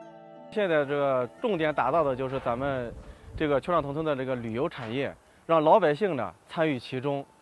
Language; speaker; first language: Chinese; native; Chinese